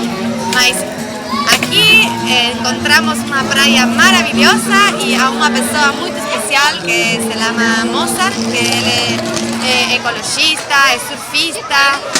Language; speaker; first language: Portuguese; non-native, fluent; Spanish